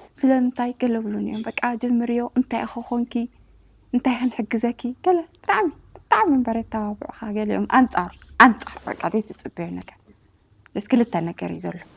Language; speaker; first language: Tigrinya; native; Tigrinya